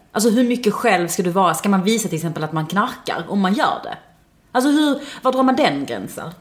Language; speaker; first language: Swedish; early bilingual, other home language; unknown